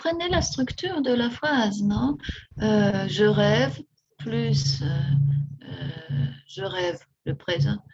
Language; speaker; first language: French; non-native, fluent; Spanish